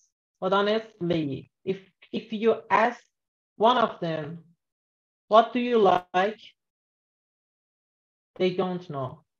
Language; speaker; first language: English; non-native, learner; Persian